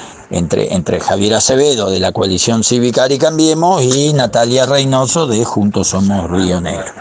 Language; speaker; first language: Spanish; native; Spanish